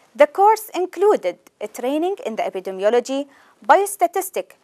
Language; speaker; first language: English; non-native, fluent; Arabic